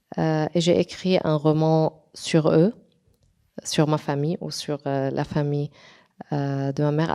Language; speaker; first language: French; non-native, local second language; Arabic